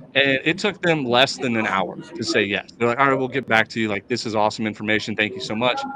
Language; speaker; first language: English; native; English